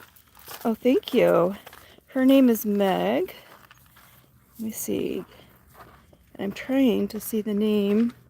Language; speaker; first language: English; native; English